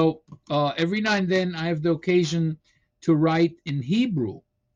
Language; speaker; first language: English; non-native, fluent; Hebrew